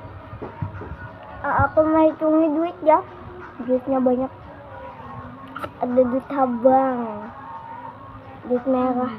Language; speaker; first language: Indonesian; non-native, local second language; Banjar